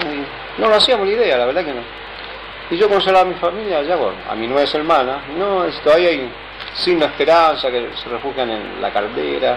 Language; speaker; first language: Spanish; native; Spanish